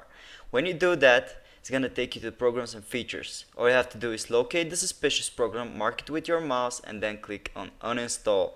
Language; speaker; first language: English; non-native, fluent; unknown